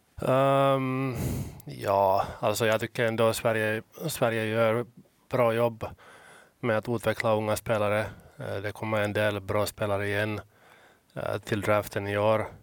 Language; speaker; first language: Swedish; non-native, local second language; Finnish